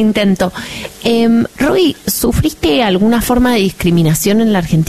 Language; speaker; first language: Spanish; native; Spanish